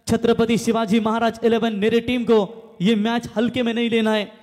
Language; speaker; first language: Hindi; non-native, local second language; Marathi